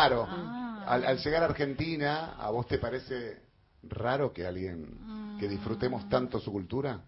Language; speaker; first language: Spanish; native; Spanish